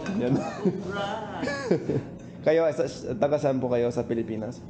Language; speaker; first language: Filipino; non-native, fluent; English